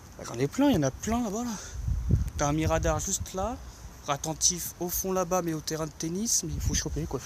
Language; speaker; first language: French; native; French